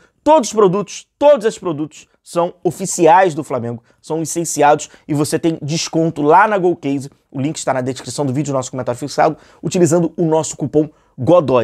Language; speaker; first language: Portuguese; native; Portuguese